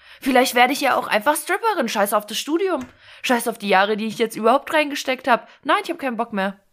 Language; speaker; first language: German; early bilingual, other home language; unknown